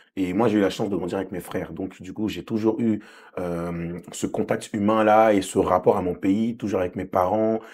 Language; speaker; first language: French; early bilingual, other home language; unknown